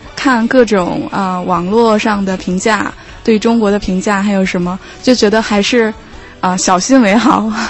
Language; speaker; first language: Chinese; non-native, fluent; Korean